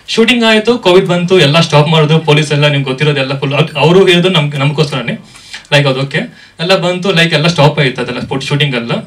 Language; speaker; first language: Kannada; non-native, local second language; Telugu